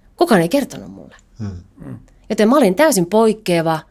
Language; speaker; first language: Finnish; native; Finnish